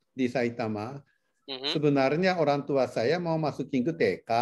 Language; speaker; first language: Indonesian; non-native, fluent; Japanese